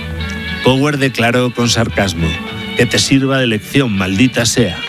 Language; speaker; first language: Spanish; native; Spanish